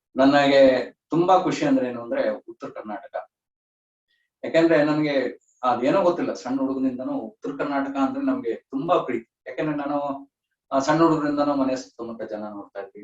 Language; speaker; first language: Kannada; native; Kannada